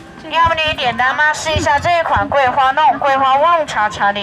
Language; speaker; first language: Chinese; native; Chinese